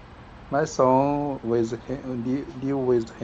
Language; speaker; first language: English; non-native, learner; Chinese